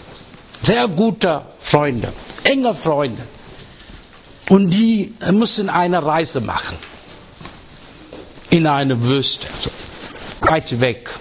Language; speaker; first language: German; non-native, fluent; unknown